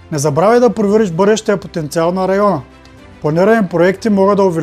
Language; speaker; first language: Bulgarian; native; Bulgarian